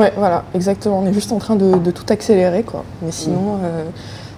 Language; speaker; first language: French; native; French